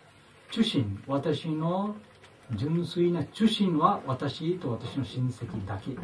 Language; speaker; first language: Japanese; non-native, learner; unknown